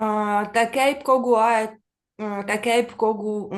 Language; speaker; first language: Estonian; non-native, learner; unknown